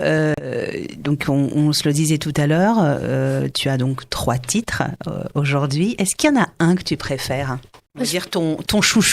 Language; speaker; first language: French; native; French